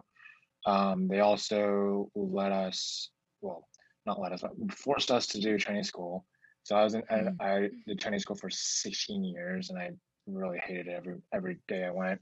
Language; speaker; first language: English; early bilingual, other home language; Chinese